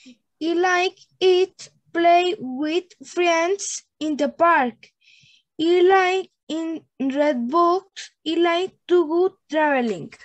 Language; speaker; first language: English; non-native, learner; Spanish